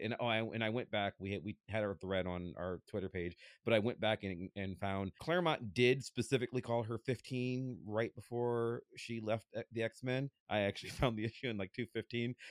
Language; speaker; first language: English; native; English